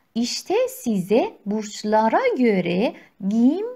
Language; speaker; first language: Turkish; non-native, fluent; Persian